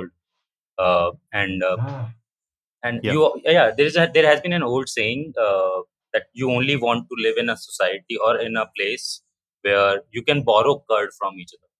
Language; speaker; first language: English; non-native, local second language; Hindi